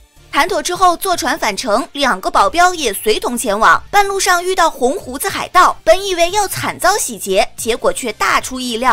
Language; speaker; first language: Chinese; native; Chinese